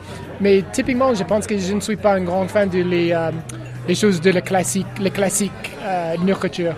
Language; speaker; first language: French; non-native, learner; English